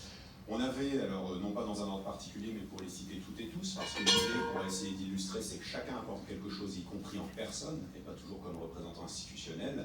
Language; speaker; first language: French; native; French